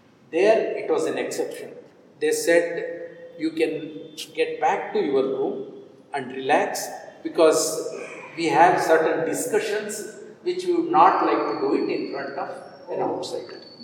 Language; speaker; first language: English; non-native, local second language; Kannada